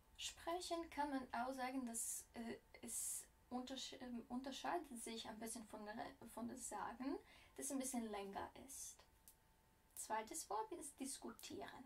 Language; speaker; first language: German; non-native, fluent; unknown